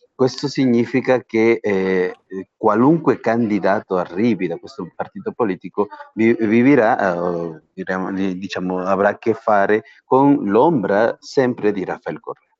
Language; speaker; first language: Italian; non-native, fluent; Spanish